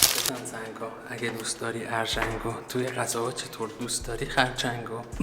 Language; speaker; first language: Persian; native; Persian